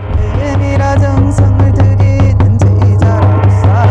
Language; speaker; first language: Korean; native; Korean